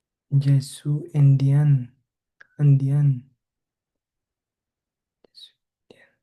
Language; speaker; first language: French; non-native, learner; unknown